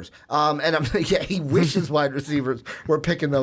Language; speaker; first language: English; native; English